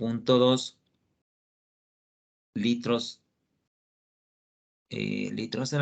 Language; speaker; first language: Spanish; native; Spanish